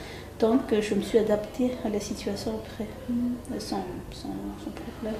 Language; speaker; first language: French; non-native, local second language; Malagasy